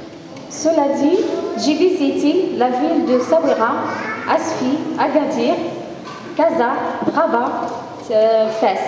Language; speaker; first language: French; non-native, learner; Arabic